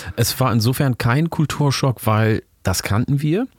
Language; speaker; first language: German; early bilingual, other home language; Oromo